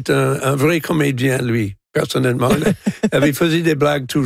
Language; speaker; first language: French; non-native, local second language; English